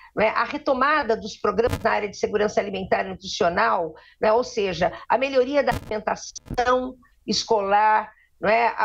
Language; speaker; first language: Portuguese; native; Portuguese